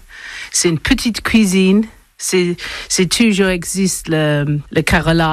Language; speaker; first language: French; non-native, learner; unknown